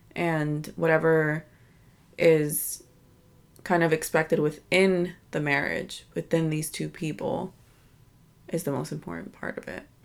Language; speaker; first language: English; native; English